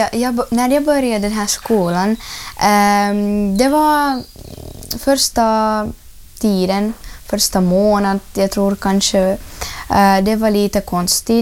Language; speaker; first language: Swedish; early bilingual, other home language; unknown